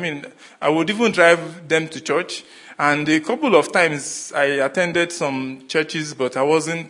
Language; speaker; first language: English; non-native, local second language; Yoruba